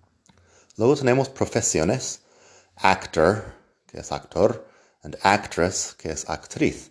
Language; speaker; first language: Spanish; non-native, fluent; English